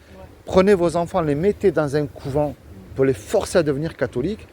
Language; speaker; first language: French; native; French